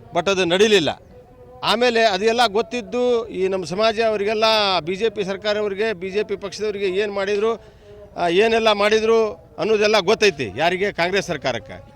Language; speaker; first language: Kannada; non-native, local second language; Lambadi